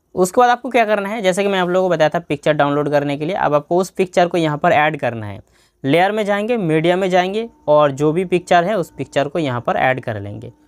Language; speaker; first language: Hindi; non-native, local second language; Bangla